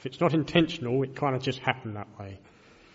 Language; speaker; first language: English; native; English